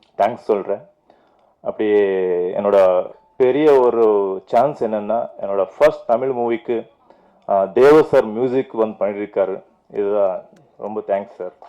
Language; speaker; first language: Tamil; non-native, fluent; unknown